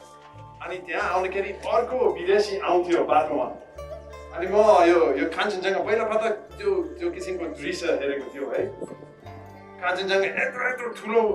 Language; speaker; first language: Nepali; non-native, learner; English